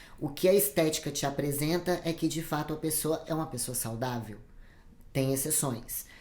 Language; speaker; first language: Portuguese; native; Portuguese